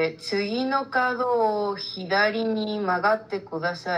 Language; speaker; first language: Japanese; non-native, learner; Spanish